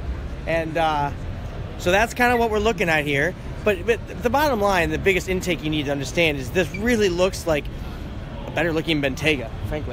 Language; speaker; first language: English; native; English